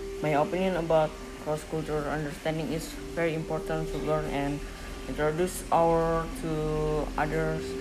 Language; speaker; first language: English; non-native, learner; Indonesian